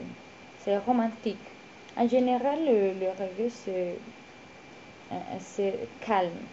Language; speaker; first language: French; non-native, learner; Spanish